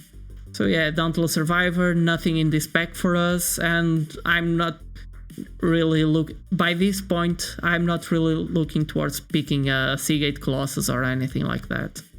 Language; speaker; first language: English; non-native, fluent; Portuguese